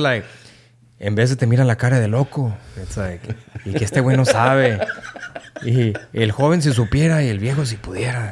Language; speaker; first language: Spanish; early bilingual, heritage; Spanish